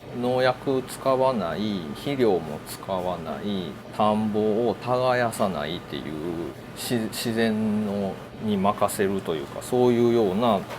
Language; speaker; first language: Japanese; native; Japanese